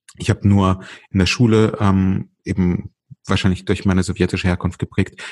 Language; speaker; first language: German; early bilingual, other home language; Russian